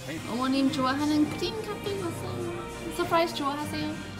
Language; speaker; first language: Korean; non-native, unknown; English